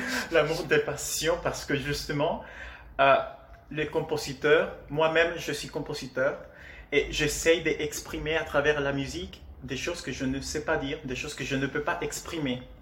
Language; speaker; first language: French; non-native, fluent; Spanish